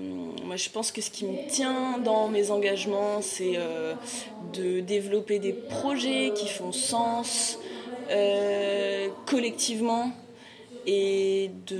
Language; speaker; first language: French; native; French